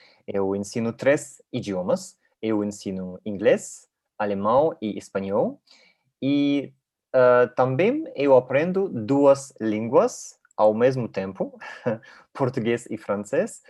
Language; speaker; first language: Portuguese; non-native, learner; Russian